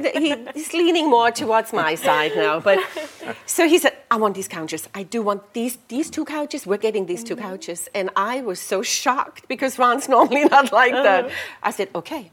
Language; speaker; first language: English; non-native, fluent; German